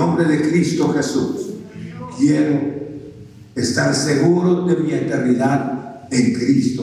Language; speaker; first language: Spanish; native; Spanish